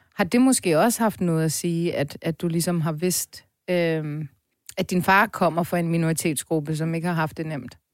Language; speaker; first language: Danish; early bilingual, other home language; Turkish